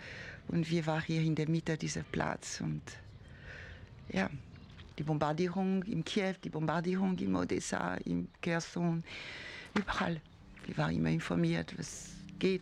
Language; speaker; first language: German; non-native, fluent; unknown